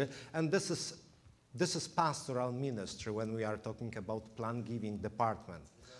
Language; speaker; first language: English; non-native, fluent; Polish